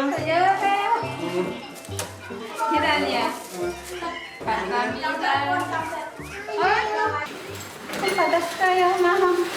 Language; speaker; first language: Korean; non-native, learner; Khmer